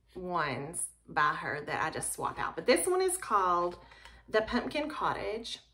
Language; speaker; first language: English; native; English